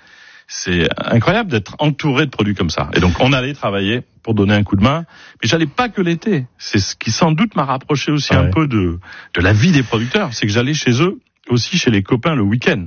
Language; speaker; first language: French; native; French